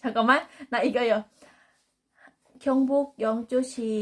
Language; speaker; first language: Korean; non-native, learner; Thai